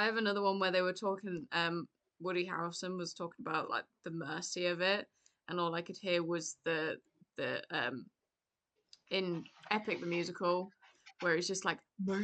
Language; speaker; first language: English; native; English